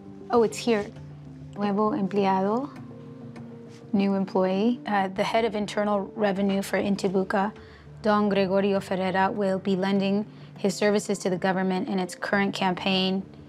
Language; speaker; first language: English; early bilingual, other home language; Spanish